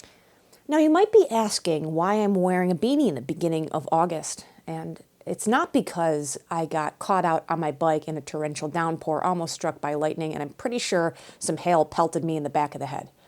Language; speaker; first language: English; native; English